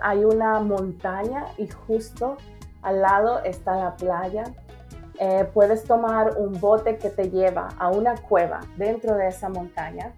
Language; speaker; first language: Spanish; native; Spanish